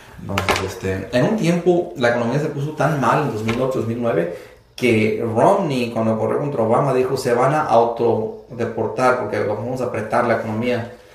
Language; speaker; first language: Spanish; early bilingual, heritage; Spanish